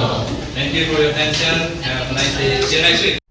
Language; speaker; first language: English; non-native, fluent; Indonesian